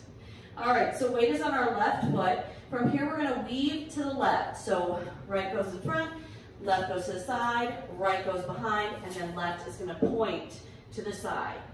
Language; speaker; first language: English; native; English